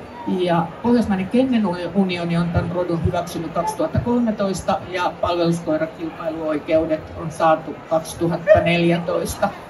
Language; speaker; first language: Finnish; native; Finnish